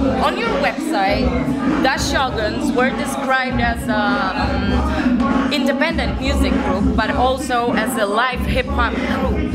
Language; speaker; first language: English; non-native, fluent; Polish